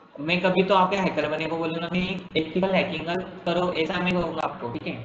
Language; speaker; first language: Hindi; non-native, local second language; Marathi